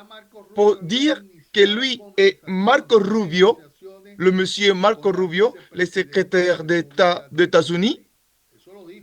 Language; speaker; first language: French; non-native, learner; Spanish